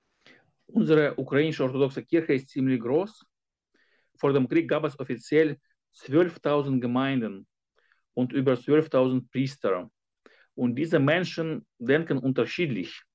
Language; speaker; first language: German; non-native, fluent; Ukrainian